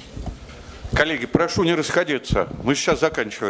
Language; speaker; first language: Russian; native; Russian